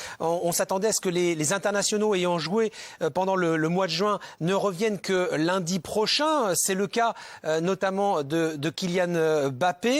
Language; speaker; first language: French; native; French